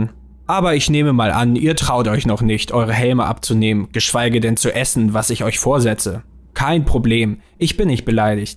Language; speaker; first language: German; native; German